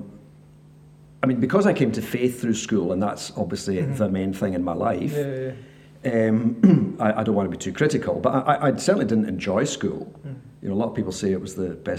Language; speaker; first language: English; native; English